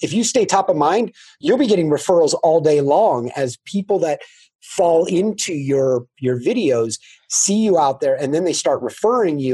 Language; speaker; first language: English; native; English